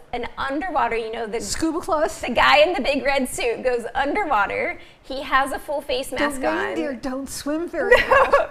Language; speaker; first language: English; native; English